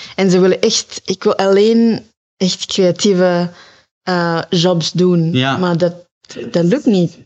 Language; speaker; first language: Dutch; non-native, learner; Filipino